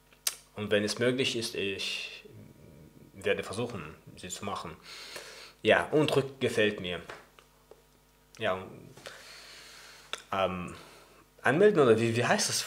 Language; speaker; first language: German; early bilingual, other home language; Chechen